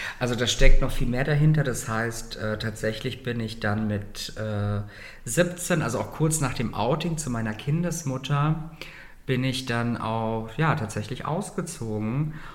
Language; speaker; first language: German; native; German